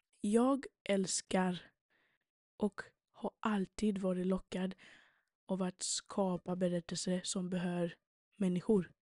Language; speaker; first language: Swedish; early bilingual, other home language; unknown